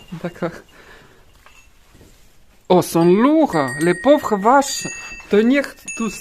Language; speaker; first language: French; non-native, learner; Russian